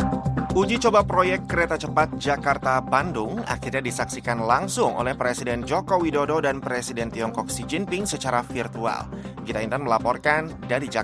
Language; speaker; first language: Indonesian; native; Indonesian